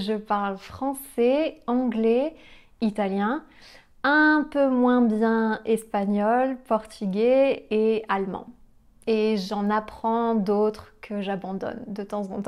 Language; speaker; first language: French; native; French